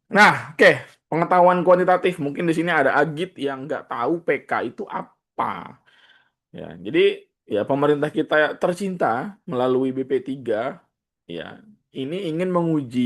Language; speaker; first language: Indonesian; native; Indonesian